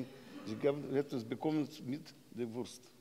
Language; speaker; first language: German; non-native, learner; Russian